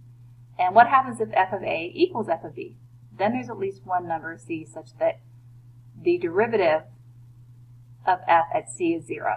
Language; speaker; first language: English; native; English